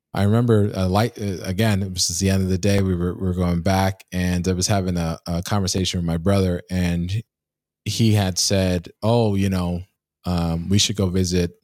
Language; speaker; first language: English; native; English